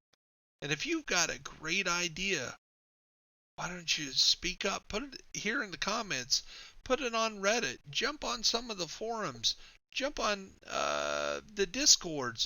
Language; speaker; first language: English; native; English